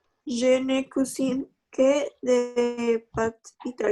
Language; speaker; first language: French; non-native, learner; Spanish